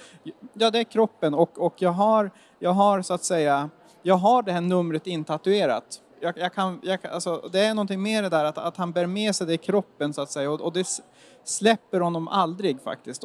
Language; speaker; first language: Swedish; native; Swedish